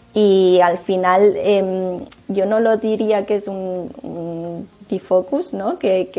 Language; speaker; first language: Spanish; native; Spanish